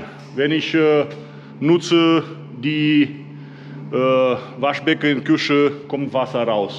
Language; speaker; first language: German; non-native, learner; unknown